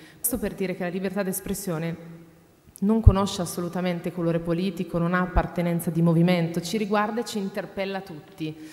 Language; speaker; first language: Italian; native; Italian